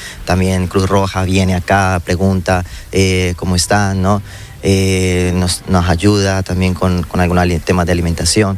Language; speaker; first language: Spanish; native; Spanish